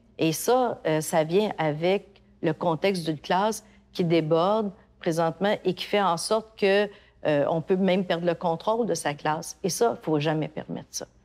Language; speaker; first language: French; native; French